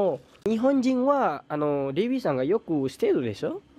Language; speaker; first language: Japanese; non-native, learner; Indonesian